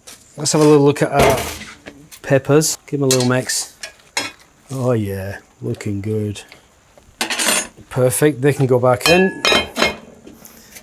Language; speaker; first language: English; native; English